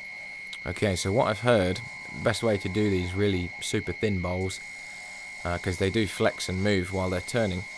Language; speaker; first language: English; native; English